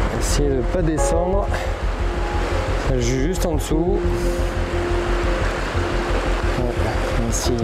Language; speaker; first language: French; native; French